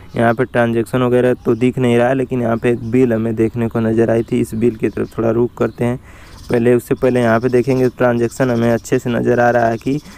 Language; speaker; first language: Hindi; native; Hindi